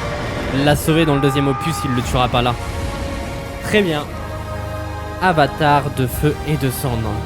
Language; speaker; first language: French; native; French